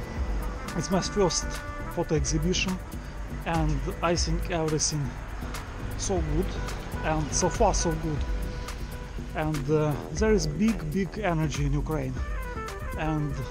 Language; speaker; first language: English; non-native, learner; Ukrainian